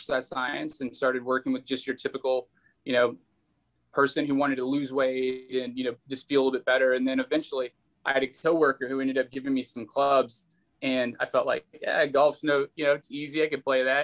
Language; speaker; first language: English; native; English